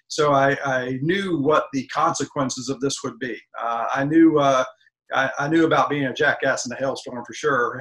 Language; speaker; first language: English; native; English